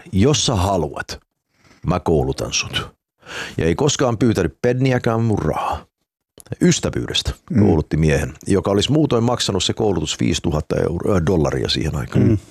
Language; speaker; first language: Finnish; early bilingual, heritage; Finnish